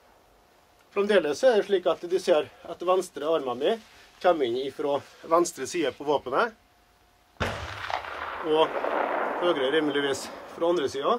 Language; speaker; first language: Norwegian; native; Norwegian